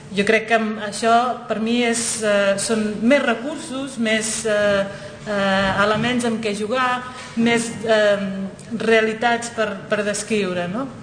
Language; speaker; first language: Catalan; early bilingual, other home language; Riffian